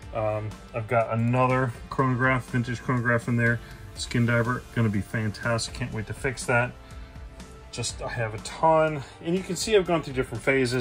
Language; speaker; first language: English; native; English